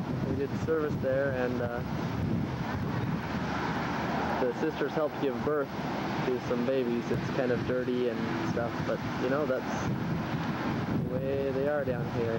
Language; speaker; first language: English; native; English